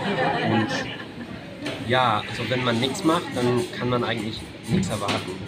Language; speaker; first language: German; non-native, fluent; English